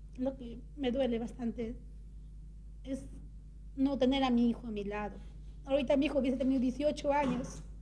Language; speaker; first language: Spanish; native; Spanish